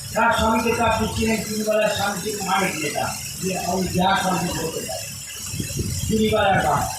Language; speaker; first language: Bangla; native; Bangla